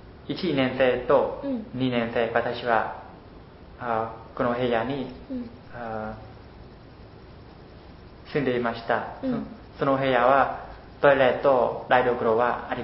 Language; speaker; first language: Japanese; non-native, learner; Khmer